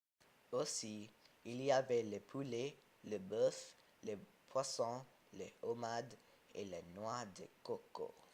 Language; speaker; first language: French; non-native, learner; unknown